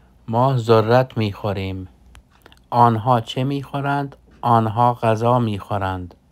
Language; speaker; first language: Persian; non-native, fluent; Urdu